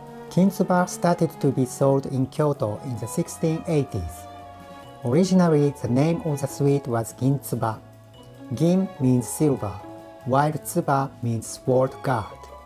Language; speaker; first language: English; non-native, fluent; Japanese